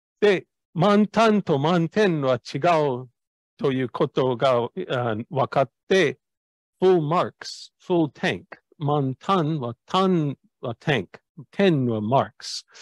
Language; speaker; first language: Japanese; non-native, learner; English